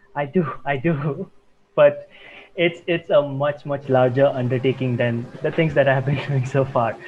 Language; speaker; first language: English; non-native, local second language; Assamese